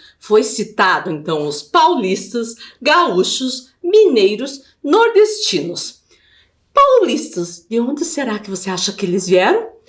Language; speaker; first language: Portuguese; native; Portuguese